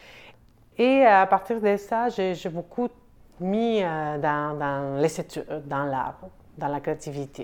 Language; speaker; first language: French; non-native, fluent; Spanish